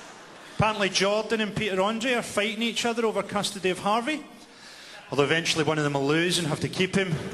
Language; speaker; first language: English; native; English